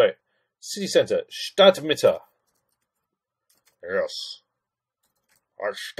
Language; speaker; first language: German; non-native, fluent; English